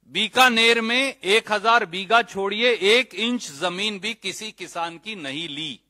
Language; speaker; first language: Hindi; native; Hindi